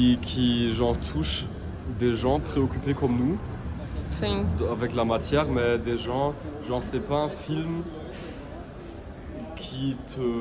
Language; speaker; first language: French; non-native, fluent; German